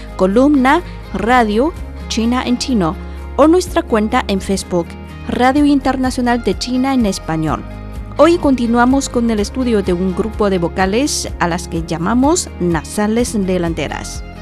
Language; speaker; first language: Spanish; non-native, fluent; Chinese